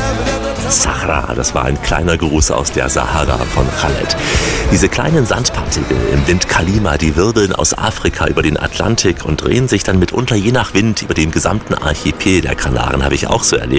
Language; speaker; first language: German; native; German